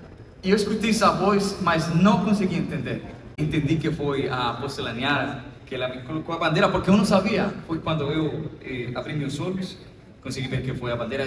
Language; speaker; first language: Portuguese; non-native, fluent; Spanish